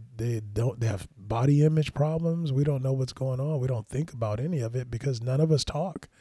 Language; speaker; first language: English; native; English